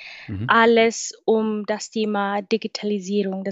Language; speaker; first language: German; non-native, fluent; Swahili